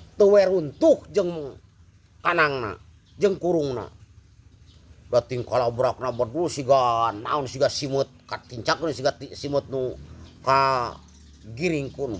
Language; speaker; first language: Sundanese; non-native, fluent; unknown